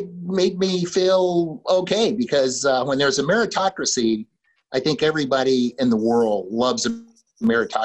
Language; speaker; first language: English; native; English